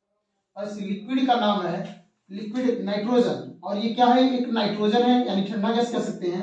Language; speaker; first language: Hindi; native; Hindi